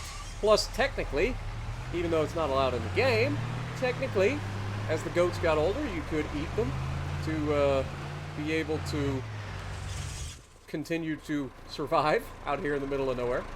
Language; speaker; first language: English; native; English